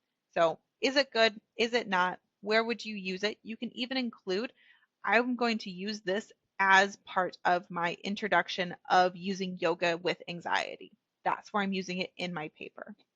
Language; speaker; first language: English; native; English